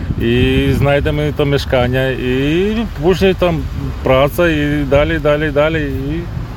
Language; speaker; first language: Polish; non-native, learner; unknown